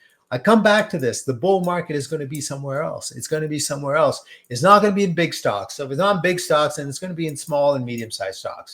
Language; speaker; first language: English; native; English